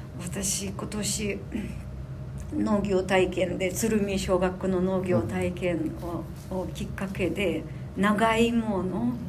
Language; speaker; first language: Japanese; non-native, fluent; Ukrainian